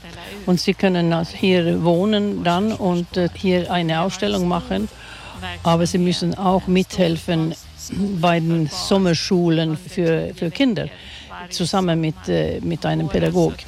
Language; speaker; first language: German; non-native, fluent; Swedish